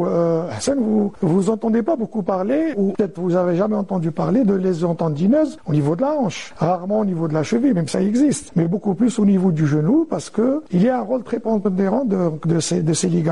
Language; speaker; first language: French; non-native, local second language; Arabic